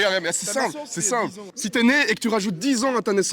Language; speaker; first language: French; native; French